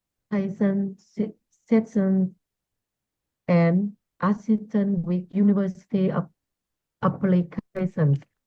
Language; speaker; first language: English; non-native, learner; Vietnamese